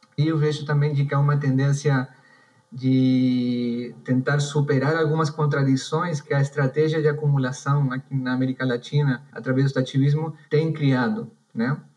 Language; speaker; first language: Portuguese; non-native, fluent; Spanish